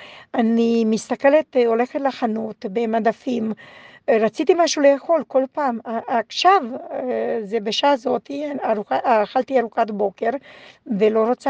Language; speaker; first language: Hebrew; non-native, fluent; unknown